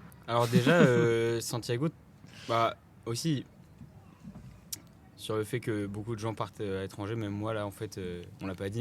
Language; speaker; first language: French; native; French